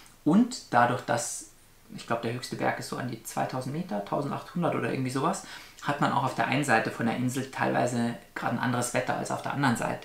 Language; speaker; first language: German; native; German